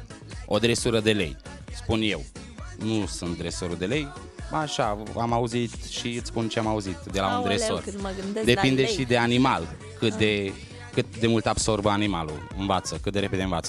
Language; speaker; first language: Romanian; native; Romanian